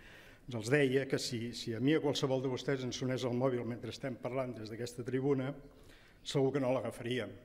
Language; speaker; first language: Catalan; native; Catalan